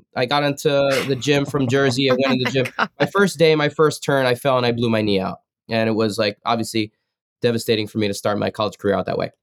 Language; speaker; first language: English; native; English